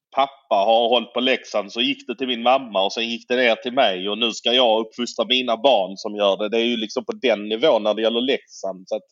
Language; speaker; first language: Swedish; native; Swedish